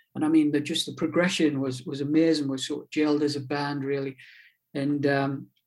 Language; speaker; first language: English; native; English